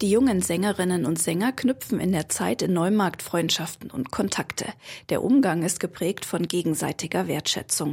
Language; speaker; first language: German; native; German